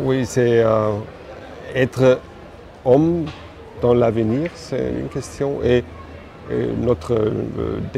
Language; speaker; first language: French; non-native, fluent; German